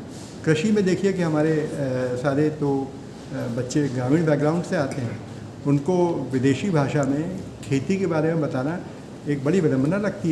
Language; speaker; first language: Hindi; native; Hindi